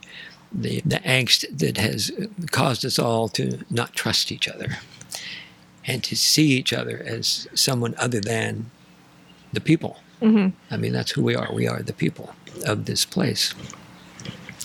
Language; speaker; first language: English; native; English